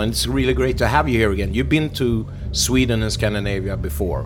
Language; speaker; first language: English; non-native, fluent; Swedish